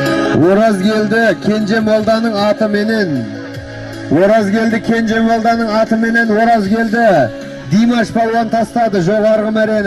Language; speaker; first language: Kazakh; native; Kazakh